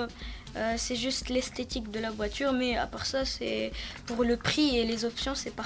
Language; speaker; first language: French; non-native, local second language; Arabic